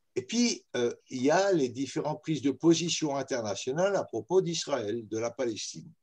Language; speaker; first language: French; native; French